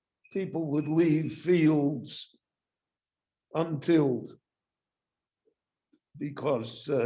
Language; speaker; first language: English; native; English